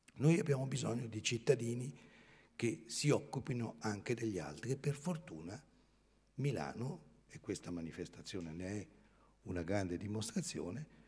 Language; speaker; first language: Italian; native; Italian